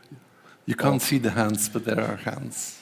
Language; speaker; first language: English; non-native, fluent; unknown